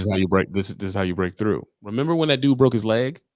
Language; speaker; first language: English; native; English